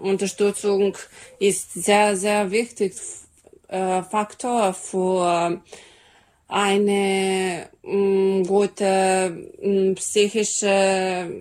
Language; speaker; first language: German; non-native, learner; Serbian